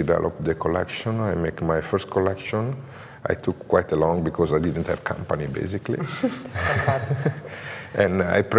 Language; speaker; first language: English; non-native, learner; Italian